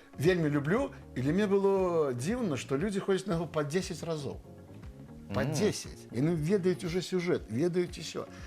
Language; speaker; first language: Belarusian; native; Belarusian